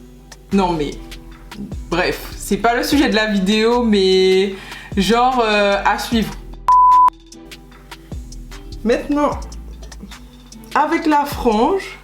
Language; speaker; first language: French; native; French